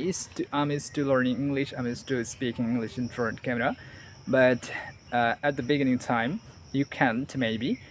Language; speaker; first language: English; non-native, learner; Bangla